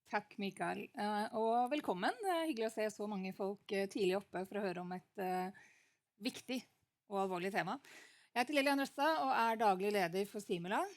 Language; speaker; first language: Norwegian; native; Norwegian